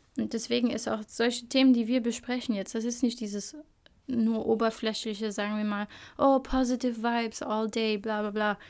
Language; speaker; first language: German; early bilingual, other home language; Albanian